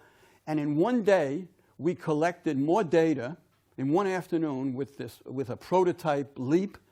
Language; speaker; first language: English; native; English